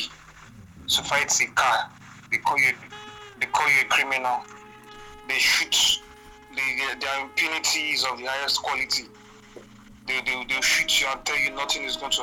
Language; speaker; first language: English; non-native, local second language; Igbo